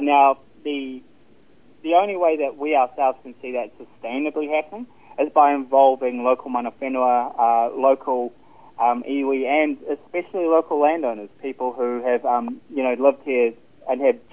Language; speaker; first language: English; native; English